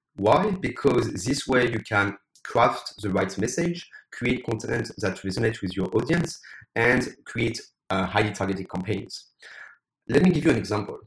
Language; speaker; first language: English; non-native, fluent; French